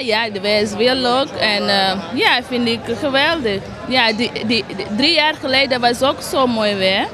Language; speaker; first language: Dutch; non-native, learner; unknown